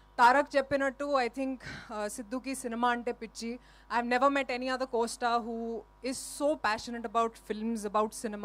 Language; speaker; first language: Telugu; non-native, fluent; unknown